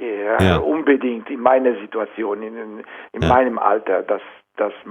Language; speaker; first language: German; non-native, fluent; Italian